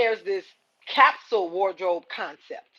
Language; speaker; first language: English; native; English